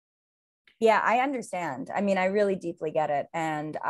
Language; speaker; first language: English; native; English